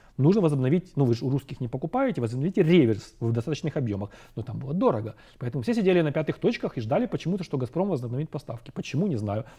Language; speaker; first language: Russian; native; Russian